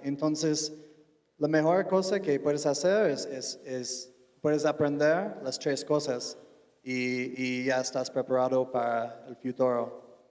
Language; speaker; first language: Spanish; non-native, fluent; English